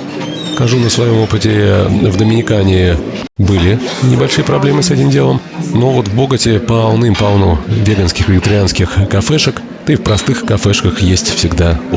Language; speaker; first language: Russian; native; Russian